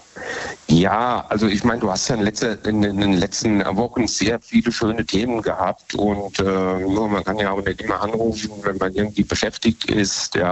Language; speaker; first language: German; native; German